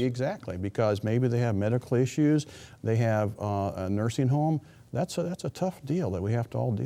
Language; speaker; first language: English; native; English